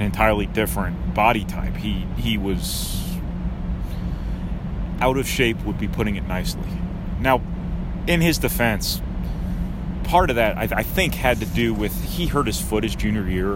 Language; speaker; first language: English; native; English